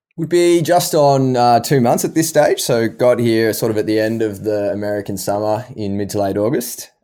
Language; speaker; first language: English; native; English